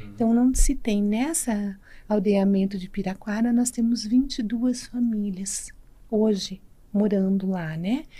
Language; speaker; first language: Portuguese; native; Portuguese